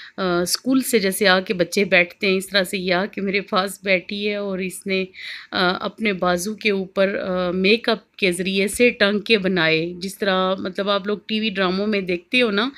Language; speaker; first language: Hindi; native; Hindi